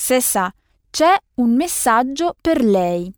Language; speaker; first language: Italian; non-native, fluent; French